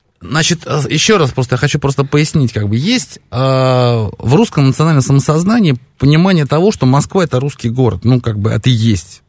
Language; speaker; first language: Russian; native; Russian